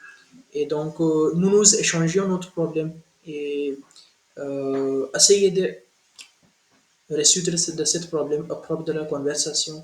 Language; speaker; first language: French; non-native, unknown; Hindi